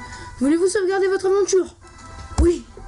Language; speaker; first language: French; native; French